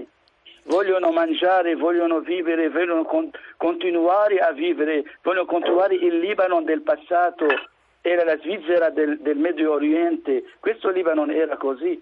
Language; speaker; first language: Italian; non-native, fluent; Arabic